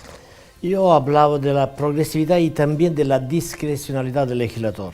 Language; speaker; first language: Spanish; non-native, fluent; Italian